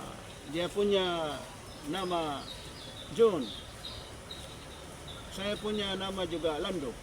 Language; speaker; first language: Indonesian; non-native, learner; Cebuano